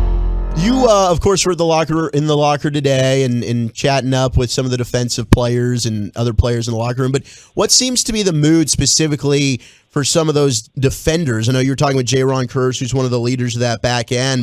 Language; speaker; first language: English; native; English